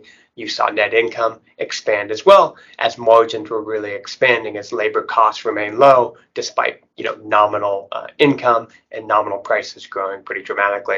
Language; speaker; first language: English; native; English